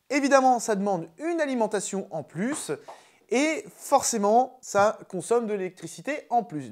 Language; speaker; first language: French; native; French